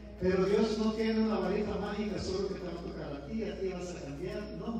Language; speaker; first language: Spanish; native; Spanish